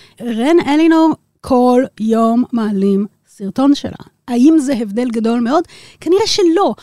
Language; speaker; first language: Hebrew; native; Hebrew